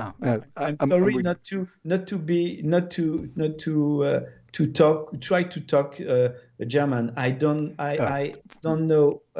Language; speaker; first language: English; non-native, learner; French